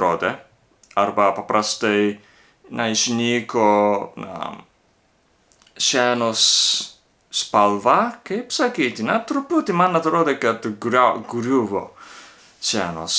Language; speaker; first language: Lithuanian; non-native, learner; Japanese